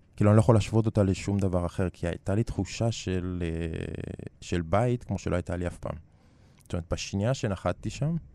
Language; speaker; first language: Hebrew; native; Hebrew